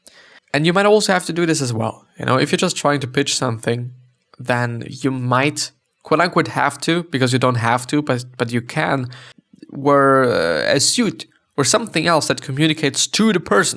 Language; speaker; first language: English; non-native, fluent; German